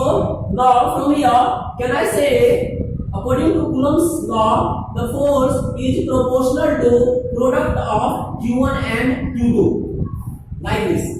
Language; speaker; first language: English; non-native, local second language; Hindi